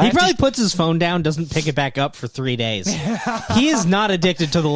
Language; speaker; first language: English; native; English